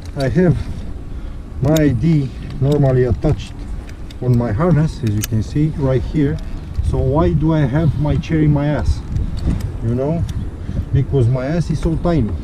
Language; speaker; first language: English; non-native, fluent; Romanian